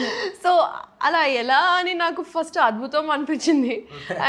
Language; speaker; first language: Telugu; non-native, local second language; Urdu